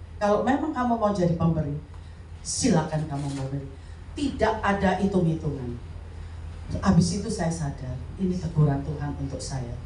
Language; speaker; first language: Indonesian; native; Indonesian